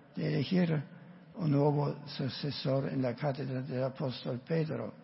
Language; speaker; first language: Spanish; non-native, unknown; German